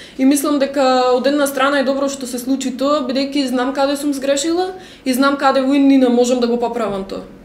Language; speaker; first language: Macedonian; native; Macedonian